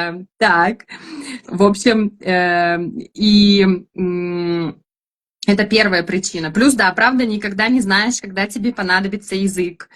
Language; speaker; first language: Russian; native; Russian